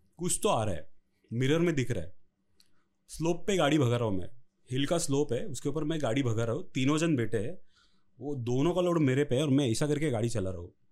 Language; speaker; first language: Hindi; non-native, local second language; Marathi